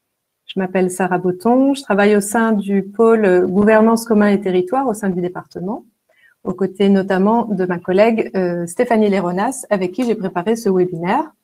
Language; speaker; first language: French; native; French